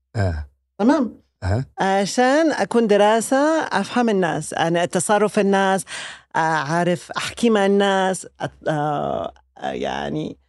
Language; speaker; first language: Arabic; non-native, fluent; French